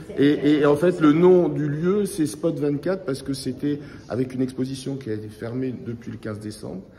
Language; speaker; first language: French; native; French